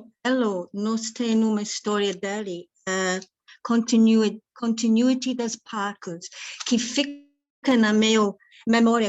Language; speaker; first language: Portuguese; non-native, learner; English